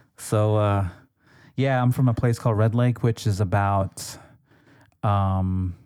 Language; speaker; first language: English; native; English